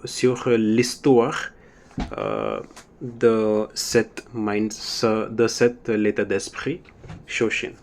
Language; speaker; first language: French; non-native, learner; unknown